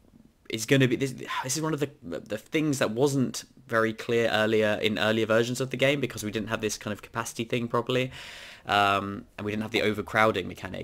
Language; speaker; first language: English; native; English